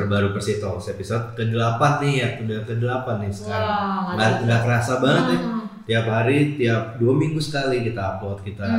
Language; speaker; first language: Indonesian; native; Indonesian